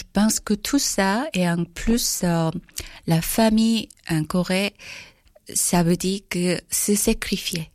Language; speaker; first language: French; non-native, fluent; Korean